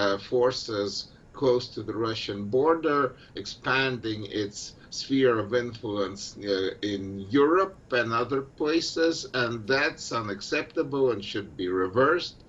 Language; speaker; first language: English; non-native, fluent; Russian